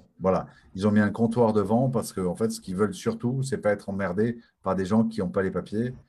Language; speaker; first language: French; native; French